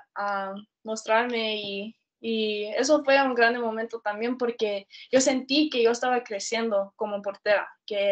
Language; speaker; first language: Spanish; early bilingual, heritage; Spanish